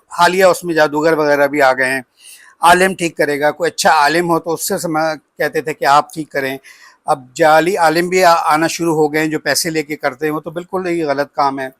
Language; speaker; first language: Urdu; native; Urdu